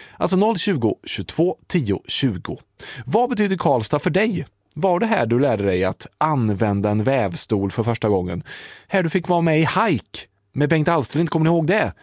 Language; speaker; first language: Swedish; native; Swedish